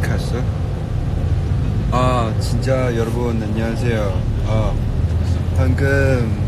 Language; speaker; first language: Korean; non-native, learner; Cantonese